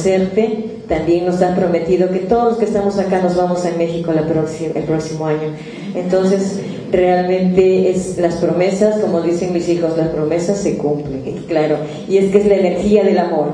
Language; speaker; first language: Spanish; native; Spanish